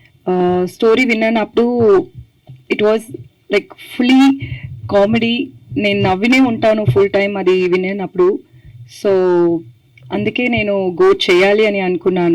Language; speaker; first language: Telugu; non-native, learner; Tamil